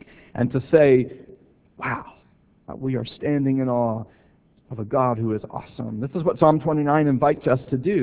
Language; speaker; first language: English; native; English